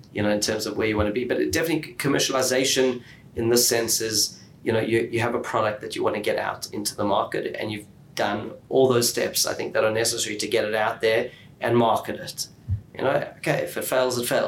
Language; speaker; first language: English; native; English